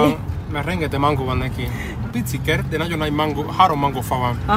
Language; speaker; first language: Hungarian; non-native, learner; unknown